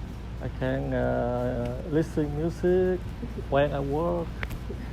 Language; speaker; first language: English; non-native, learner; Vietnamese